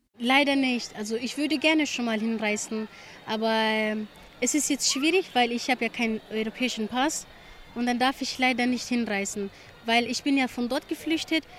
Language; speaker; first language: German; early bilingual, other home language; Kurdish